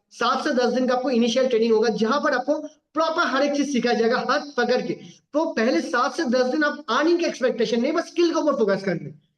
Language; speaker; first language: Hindi; non-native, local second language; Bangla